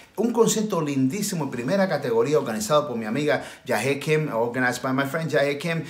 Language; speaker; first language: Spanish; early bilingual, heritage; Spanish